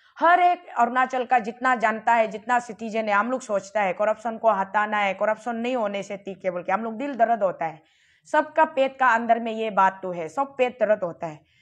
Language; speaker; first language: Hindi; non-native, local second language; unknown